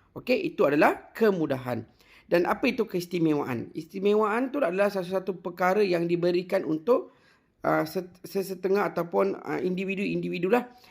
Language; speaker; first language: Malay; non-native, local second language; Tamil